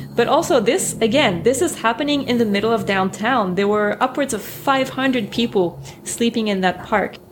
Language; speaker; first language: English; early bilingual, other home language; French